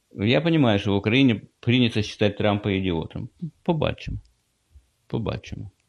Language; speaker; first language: Ukrainian; non-native, local second language; Russian